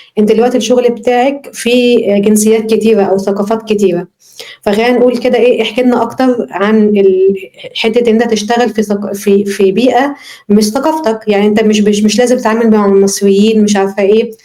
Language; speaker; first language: Arabic; native; Arabic